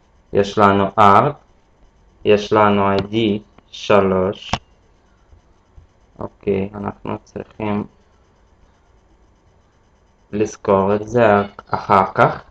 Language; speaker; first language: Hebrew; non-native, fluent; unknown